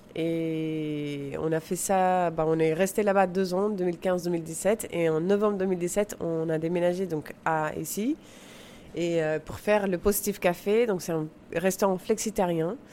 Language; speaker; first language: French; non-native, fluent; Spanish